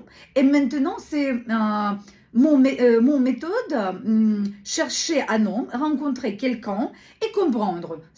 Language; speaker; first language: French; non-native, learner; Russian